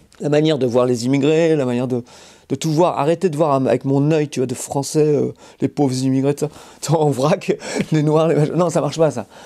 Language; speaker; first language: French; native; French